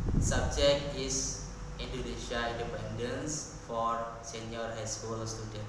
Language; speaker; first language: English; non-native, learner; Indonesian